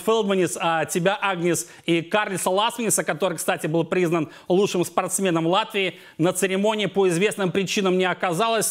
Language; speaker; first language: Russian; native; Russian